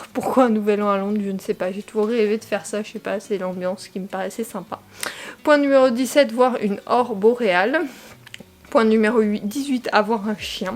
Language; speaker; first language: French; native; French